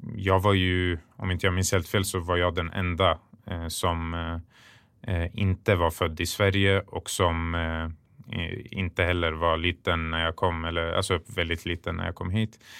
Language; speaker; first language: Swedish; early bilingual, other home language; Persian